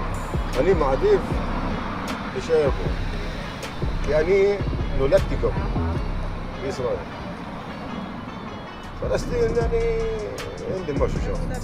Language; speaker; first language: Hebrew; non-native, local second language; Arabic